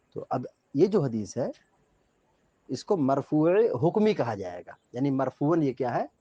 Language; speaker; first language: Urdu; native; Urdu